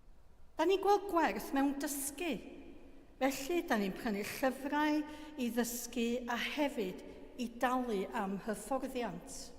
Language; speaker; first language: Welsh; native; Welsh